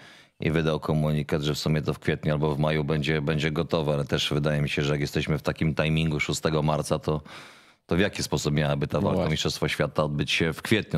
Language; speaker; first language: Polish; native; Polish